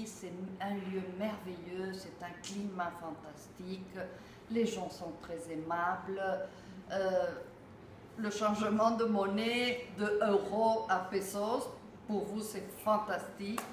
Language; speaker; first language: French; non-native, fluent; Spanish